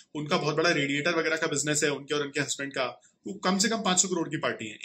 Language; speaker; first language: Hindi; native; Hindi